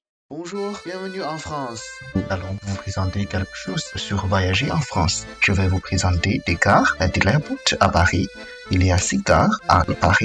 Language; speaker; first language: French; non-native, learner; Chinese